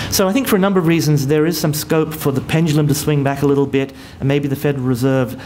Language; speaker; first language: English; native; English